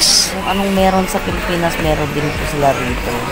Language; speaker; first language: Filipino; native; Filipino